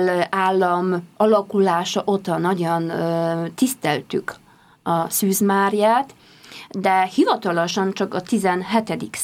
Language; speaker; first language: Hungarian; non-native, fluent; Polish